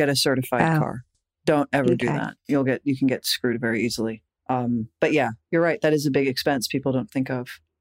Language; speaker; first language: English; native; English